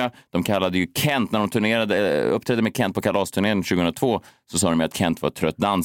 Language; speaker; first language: Swedish; native; Swedish